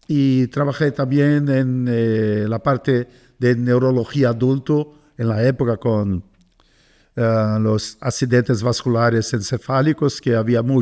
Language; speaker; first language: Spanish; non-native, fluent; Portuguese